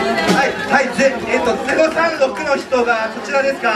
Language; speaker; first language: Japanese; native; Japanese